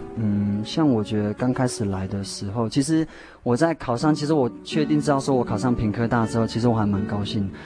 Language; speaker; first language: Chinese; native; Chinese